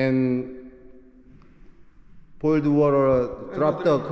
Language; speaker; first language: English; non-native, learner; Korean